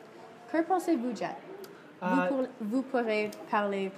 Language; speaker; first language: French; non-native, learner; English